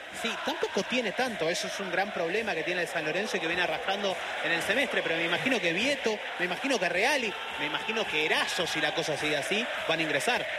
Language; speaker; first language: Spanish; native; Spanish